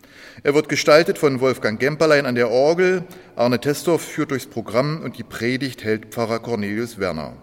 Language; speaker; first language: German; native; German